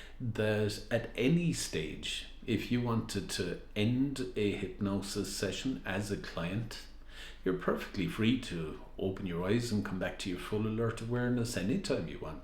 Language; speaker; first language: English; native; English